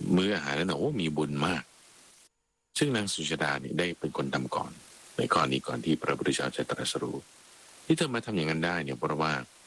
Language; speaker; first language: Thai; native; Thai